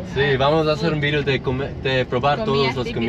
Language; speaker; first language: Spanish; non-native, learner; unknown